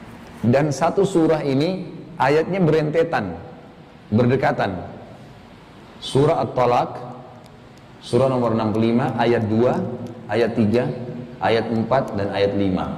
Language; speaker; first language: Indonesian; native; Indonesian